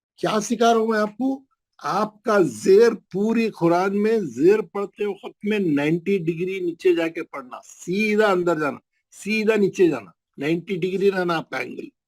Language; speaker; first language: Urdu; native; Urdu